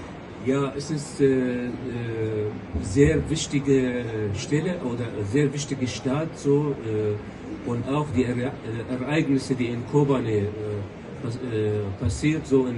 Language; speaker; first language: German; non-native, local second language; Kurdish